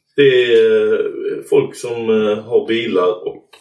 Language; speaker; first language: Swedish; native; Swedish